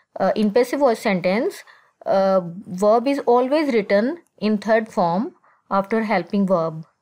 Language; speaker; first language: English; non-native, local second language; Urdu